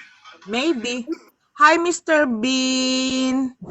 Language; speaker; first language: English; non-native, learner; Filipino